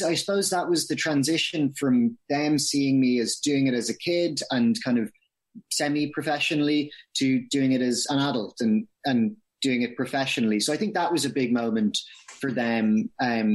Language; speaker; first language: English; native; English